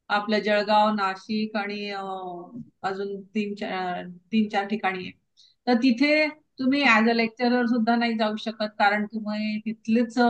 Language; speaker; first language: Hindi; non-native, local second language; Marathi